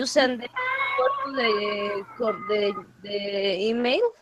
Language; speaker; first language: English; non-native, learner; Spanish